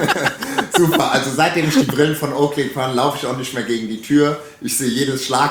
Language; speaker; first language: German; native; German